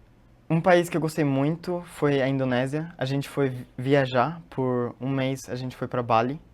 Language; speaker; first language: Portuguese; early bilingual, heritage; Portuguese